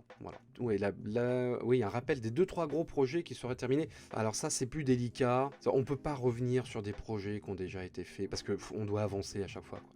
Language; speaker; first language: French; native; French